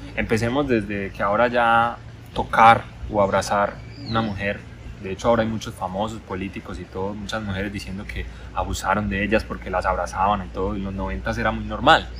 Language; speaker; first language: Spanish; native; Spanish